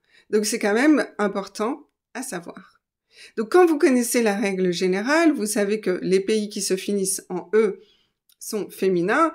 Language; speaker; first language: French; native; French